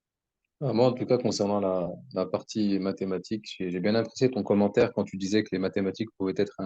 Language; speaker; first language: French; native; French